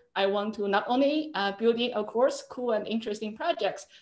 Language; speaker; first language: English; non-native, fluent; Chinese